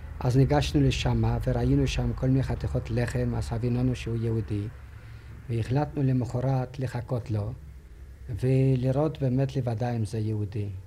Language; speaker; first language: Hebrew; non-native, fluent; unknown